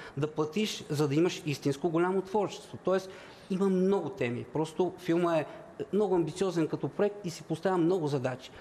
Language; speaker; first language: Bulgarian; native; Bulgarian